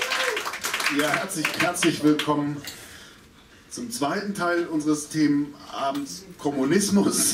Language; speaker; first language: German; native; German